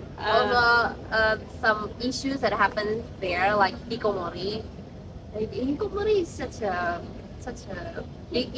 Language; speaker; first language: English; non-native, learner; Indonesian